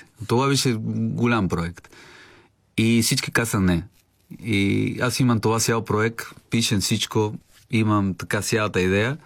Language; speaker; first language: Bulgarian; non-native, learner; Spanish